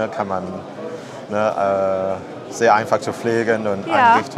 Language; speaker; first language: German; non-native, learner; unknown